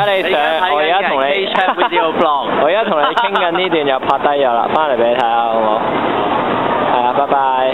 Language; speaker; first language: Cantonese; native; Cantonese